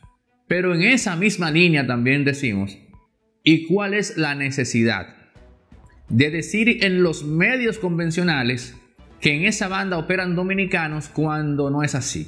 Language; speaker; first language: Spanish; native; Spanish